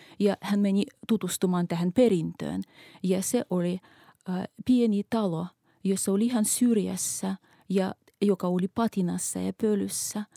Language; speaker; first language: Finnish; non-native, fluent; Russian